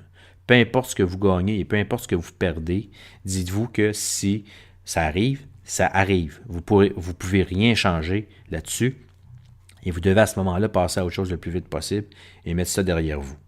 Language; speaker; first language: French; native; French